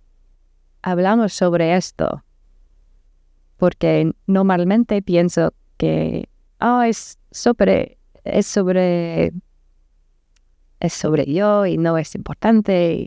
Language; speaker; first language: Spanish; non-native, learner; English